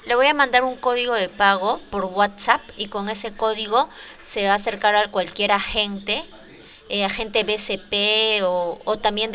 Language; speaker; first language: Spanish; native; Spanish